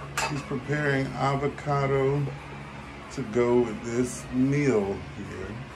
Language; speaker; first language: English; native; English